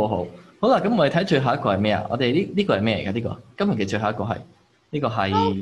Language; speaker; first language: Cantonese; native; Cantonese